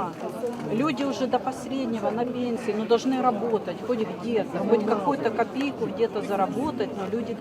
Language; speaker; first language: Russian; native; Russian